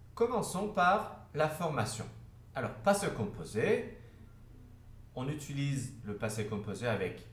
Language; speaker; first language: French; non-native, fluent; Turkish